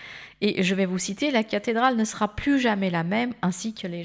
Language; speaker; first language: French; native; French